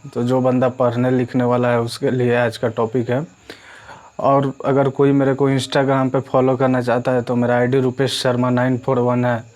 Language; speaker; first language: Hindi; native; Hindi